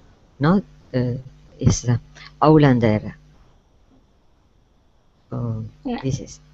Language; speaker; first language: English; non-native, learner; Spanish